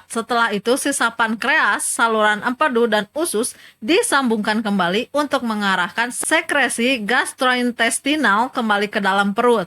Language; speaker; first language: Indonesian; native; Indonesian